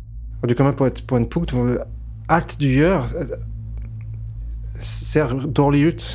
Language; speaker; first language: Norwegian; non-native, fluent; French